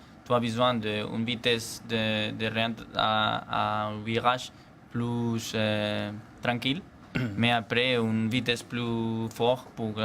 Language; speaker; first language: French; non-native, learner; Spanish